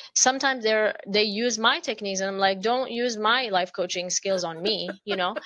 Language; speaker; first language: English; non-native, fluent; Arabic